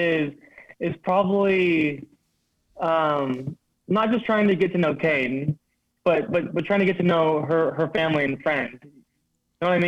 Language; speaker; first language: English; native; English